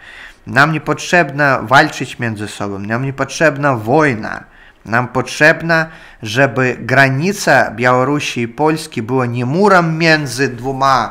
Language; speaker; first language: Polish; non-native, learner; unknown